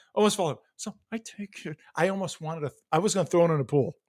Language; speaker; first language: English; native; English